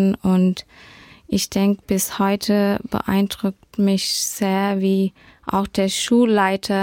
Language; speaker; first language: German; early bilingual, heritage; German